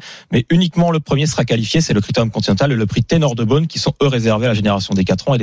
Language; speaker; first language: French; native; French